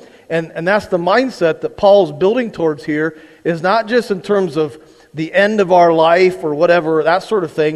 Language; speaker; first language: English; native; English